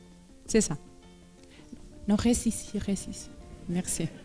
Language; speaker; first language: French; non-native, learner; Portuguese